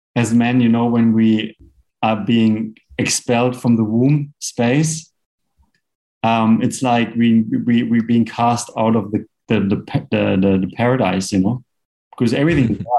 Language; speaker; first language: English; non-native, fluent; German